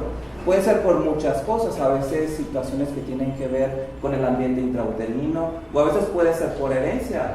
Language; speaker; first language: Spanish; native; Spanish